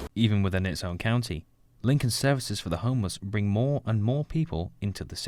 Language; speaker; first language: English; native; English